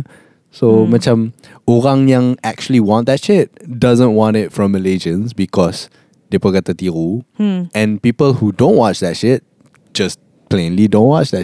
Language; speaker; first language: English; non-native, local second language; Malay